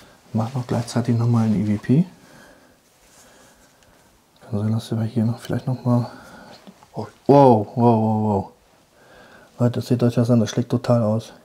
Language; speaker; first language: German; native; German